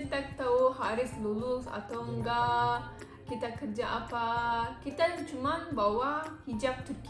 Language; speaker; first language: Indonesian; non-native, learner; Turkish